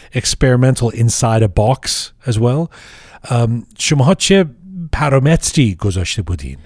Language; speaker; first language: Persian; early bilingual, heritage; Persian